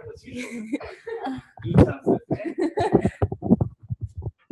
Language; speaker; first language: Japanese; native; Japanese